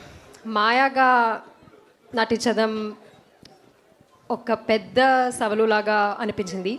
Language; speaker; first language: Telugu; non-native, learner; English